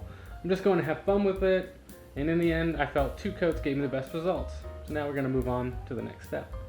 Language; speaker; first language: English; native; English